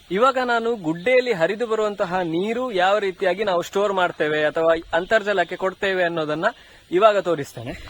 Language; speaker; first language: Kannada; non-native, local second language; Tulu